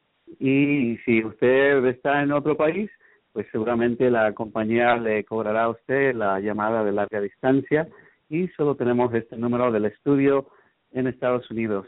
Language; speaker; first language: Spanish; native; Spanish